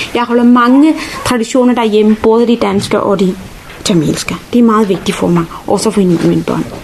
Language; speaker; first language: Danish; non-native, fluent; Tamil